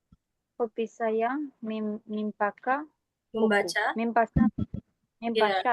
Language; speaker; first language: Indonesian; non-native, learner; Arabic